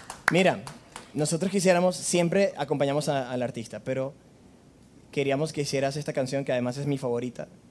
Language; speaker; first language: Spanish; native; Spanish